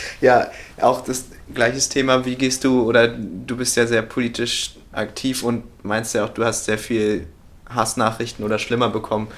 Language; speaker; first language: German; native; German